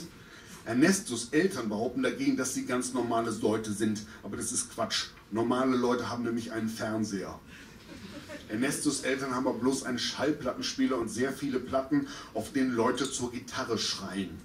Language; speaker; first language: German; native; German